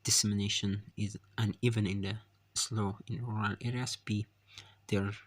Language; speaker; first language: English; non-native, local second language; Amharic